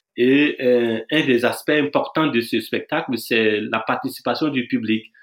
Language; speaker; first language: French; non-native, local second language; Dyula